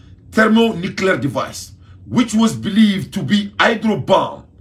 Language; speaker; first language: English; non-native, learner; Bambara